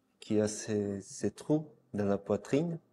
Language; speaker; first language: French; non-native, fluent; Portuguese